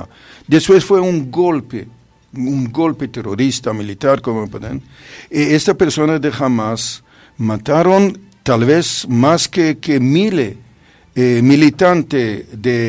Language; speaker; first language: Spanish; non-native, fluent; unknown